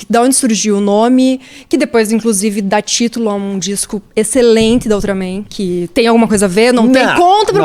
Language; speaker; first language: Portuguese; native; Portuguese